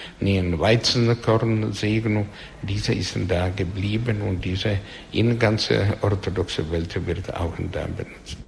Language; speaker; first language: German; non-native, learner; Russian